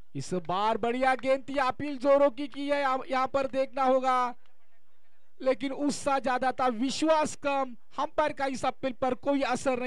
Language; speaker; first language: Hindi; non-native, local second language; Marathi